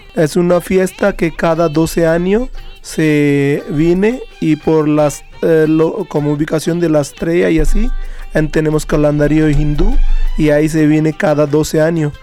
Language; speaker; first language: Spanish; non-native, fluent; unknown